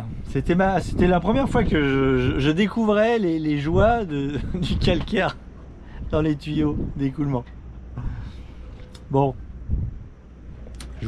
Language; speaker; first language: French; native; French